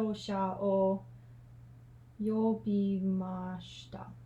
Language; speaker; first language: Japanese; non-native, learner; English